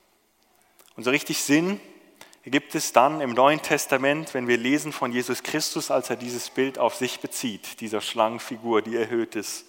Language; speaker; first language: German; native; German